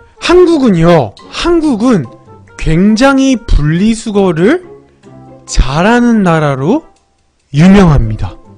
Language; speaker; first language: Korean; early bilingual, heritage; Korean